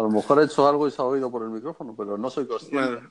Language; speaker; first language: Spanish; native; Spanish